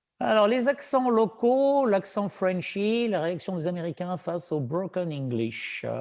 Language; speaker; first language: French; native; French